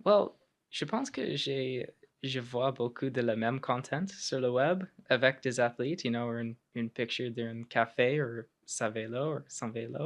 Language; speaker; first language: French; non-native, local second language; English